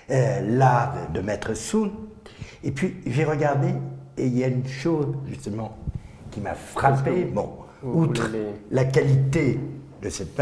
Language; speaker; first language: French; non-native, learner; Chinese